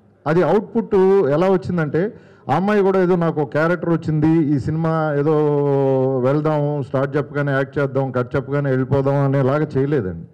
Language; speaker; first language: Telugu; native; Telugu